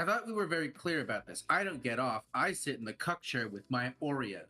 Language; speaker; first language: English; native; English